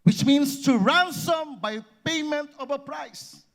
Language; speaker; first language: English; non-native, local second language; Filipino